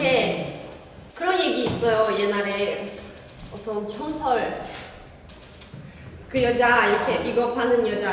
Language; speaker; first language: Korean; non-native, learner; Portuguese